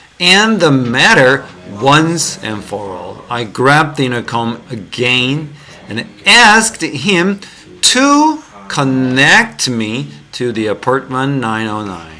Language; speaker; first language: English; non-native, fluent; Korean